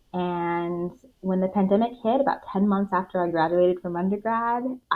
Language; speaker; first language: English; native; English